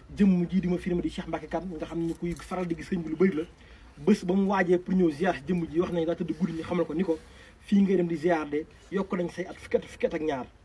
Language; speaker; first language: Wolof; native; Wolof